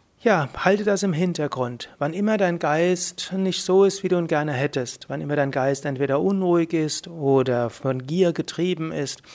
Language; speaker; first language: German; native; German